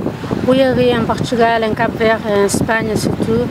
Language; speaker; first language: French; non-native, learner; Kabuverdianu